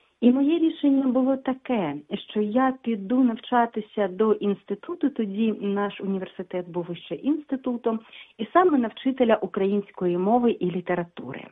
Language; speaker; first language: Ukrainian; non-native, local second language; Russian